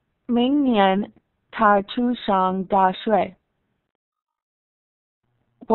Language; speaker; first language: Chinese; non-native, learner; English